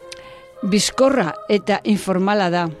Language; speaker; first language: Basque; non-native, learner; Spanish